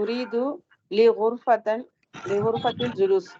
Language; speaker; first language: Arabic; non-native, learner; Tamil